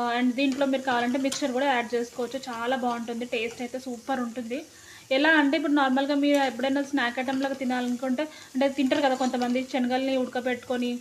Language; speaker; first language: Telugu; non-native, local second language; Lambadi